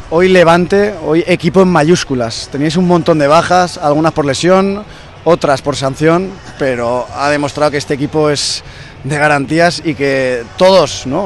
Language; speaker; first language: Spanish; native; Spanish